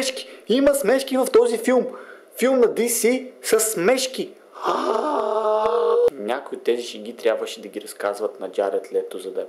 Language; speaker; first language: Bulgarian; native; Bulgarian